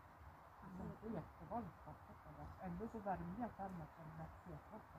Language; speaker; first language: Swedish; native; Swedish